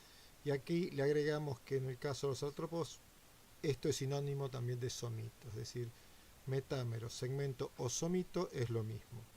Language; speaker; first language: Spanish; native; Spanish